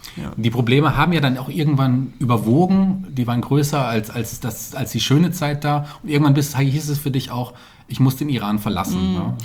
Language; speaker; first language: German; native; German